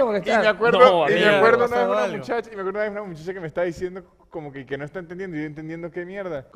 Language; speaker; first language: Spanish; native; Spanish